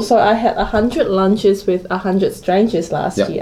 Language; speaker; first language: English; non-native, local second language; Cantonese